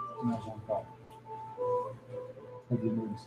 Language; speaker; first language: English; native; English